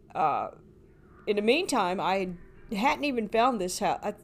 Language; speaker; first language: English; native; English